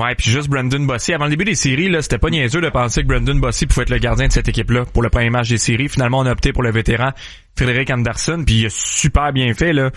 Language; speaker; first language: French; native; French